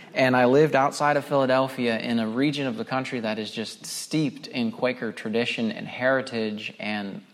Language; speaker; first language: English; native; English